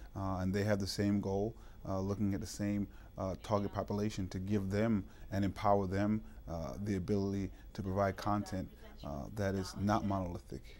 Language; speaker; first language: English; native; English